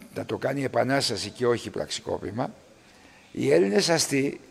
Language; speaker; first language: Greek; early bilingual, other home language; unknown